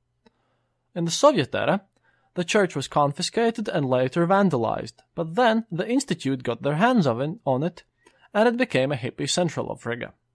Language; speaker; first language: English; non-native, fluent; Latvian